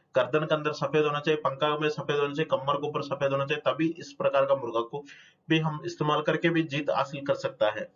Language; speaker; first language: Hindi; non-native, local second language; Telugu